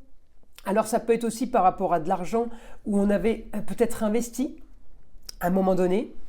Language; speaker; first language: French; native; French